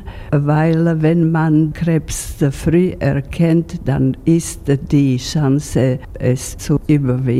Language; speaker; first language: German; non-native, fluent; Slovak